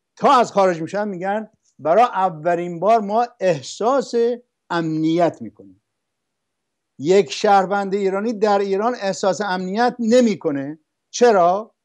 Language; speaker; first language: Persian; non-native, local second language; Arabic